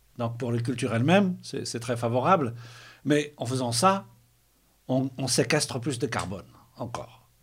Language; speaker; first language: French; non-native, local second language; Arabic